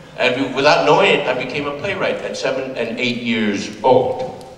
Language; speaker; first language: English; early bilingual, other home language; Spanish